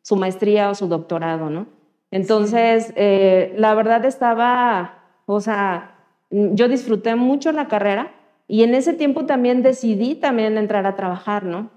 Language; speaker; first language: Spanish; native; Spanish